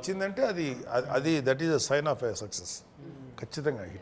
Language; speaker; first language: Telugu; native; Telugu